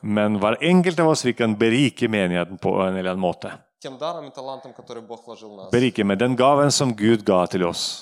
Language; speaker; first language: Norwegian; non-native, fluent; Russian